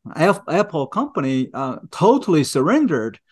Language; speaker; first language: English; non-native, fluent; Chinese